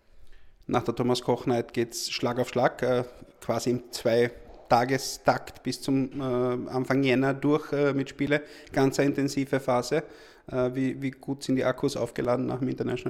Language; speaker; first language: German; native; German